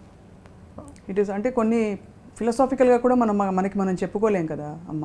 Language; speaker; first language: Telugu; native; Telugu